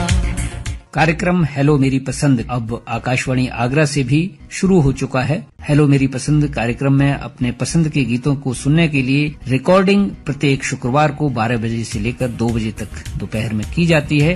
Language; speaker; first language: Hindi; native; Hindi